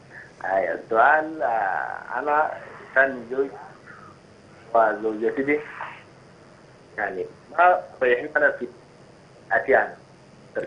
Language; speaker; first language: Arabic; non-native, local second language; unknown